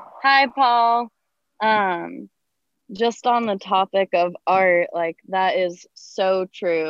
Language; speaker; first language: English; native; English